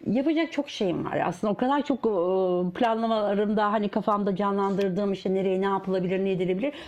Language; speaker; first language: Turkish; native; Turkish